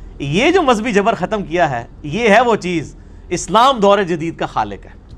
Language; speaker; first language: Urdu; non-native, local second language; Punjabi